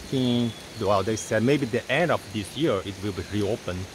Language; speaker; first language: English; non-native, fluent; Portuguese